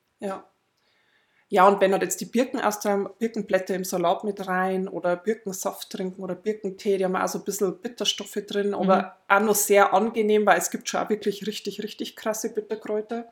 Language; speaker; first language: German; native; German